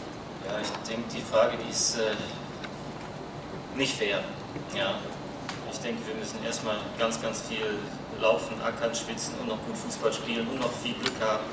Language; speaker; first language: German; native; German